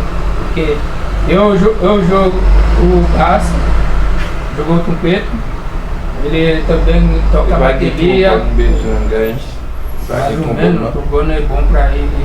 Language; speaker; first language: Portuguese; non-native, learner; Haitian Creole